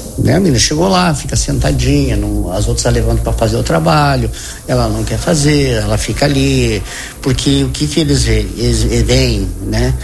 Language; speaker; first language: Portuguese; native; Portuguese